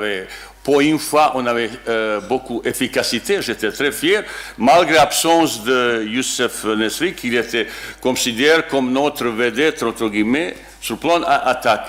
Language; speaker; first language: French; non-native, learner; Bosnian